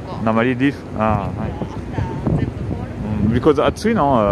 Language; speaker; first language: English; non-native, learner; French